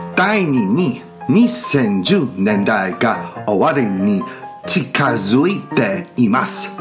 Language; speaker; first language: Japanese; non-native, learner; English